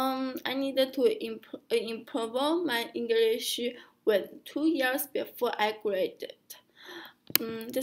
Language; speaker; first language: English; non-native, learner; Chinese